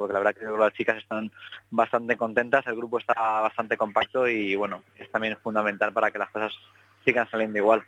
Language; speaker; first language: Spanish; native; Spanish